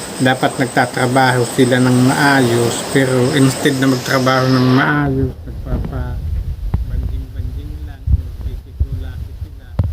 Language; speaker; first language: Filipino; non-native, local second language; Bikol